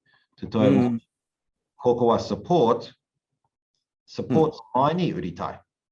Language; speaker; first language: Japanese; non-native, learner; English